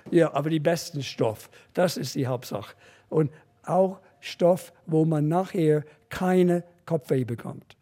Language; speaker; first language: German; non-native, fluent; English